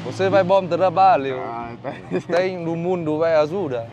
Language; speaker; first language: Portuguese; non-native, learner; Vietnamese